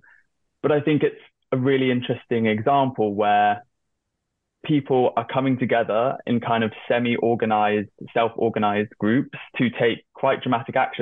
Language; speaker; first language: English; native; English